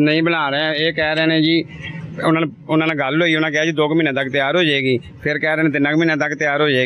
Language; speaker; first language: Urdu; non-native, local second language; Punjabi